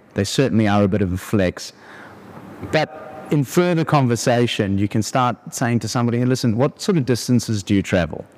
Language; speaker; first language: English; native; English